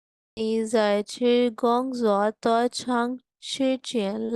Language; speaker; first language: Chinese; non-native, learner; Urdu